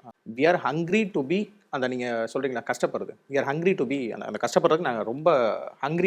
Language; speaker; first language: Tamil; native; Tamil